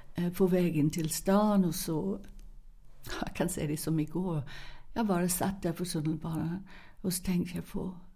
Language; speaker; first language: Swedish; non-native, fluent; English